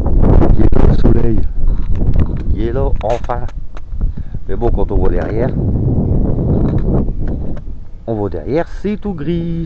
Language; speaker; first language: French; native; French